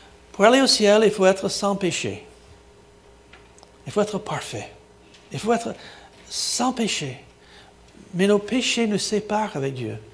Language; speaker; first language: French; non-native, fluent; English